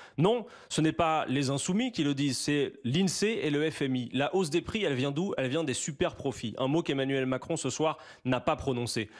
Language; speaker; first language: French; native; French